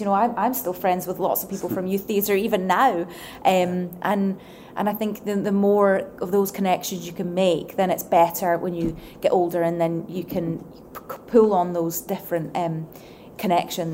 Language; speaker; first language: English; native; English